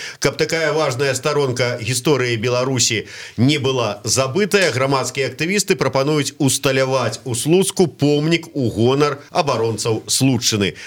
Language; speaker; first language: Belarusian; native; Belarusian